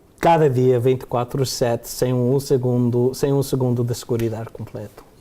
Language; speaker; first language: Portuguese; early bilingual, heritage; Portuguese